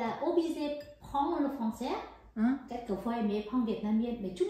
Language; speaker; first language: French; non-native, learner; Vietnamese